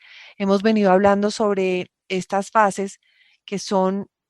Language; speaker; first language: Spanish; native; Spanish